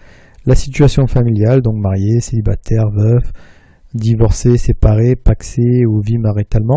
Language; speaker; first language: French; native; French